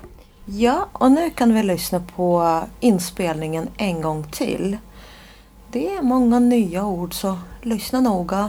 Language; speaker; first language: Swedish; non-native, fluent; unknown